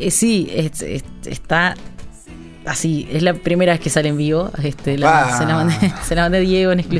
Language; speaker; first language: Spanish; native; Spanish